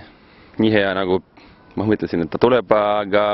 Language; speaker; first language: Estonian; non-native, local second language; Russian